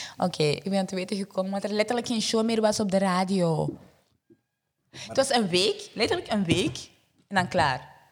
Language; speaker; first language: Dutch; early bilingual, other home language; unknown